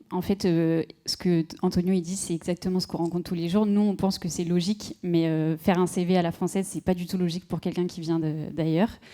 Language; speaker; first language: French; native; French